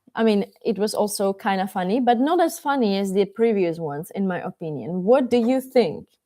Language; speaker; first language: English; non-native, fluent; Czech